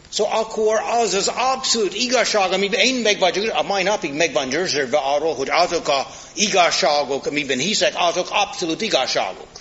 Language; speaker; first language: Hungarian; non-native, fluent; English